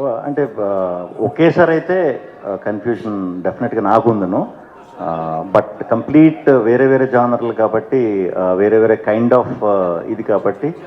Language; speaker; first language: Telugu; native; Telugu